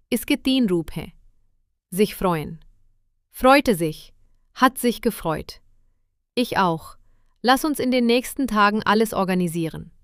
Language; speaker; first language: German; non-native, fluent; Hindi